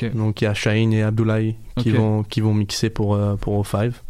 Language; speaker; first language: French; non-native, local second language; Arabic